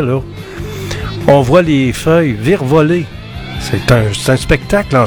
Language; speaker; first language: French; native; French